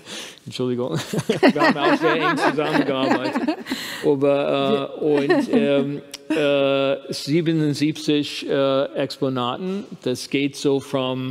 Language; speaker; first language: German; non-native, fluent; English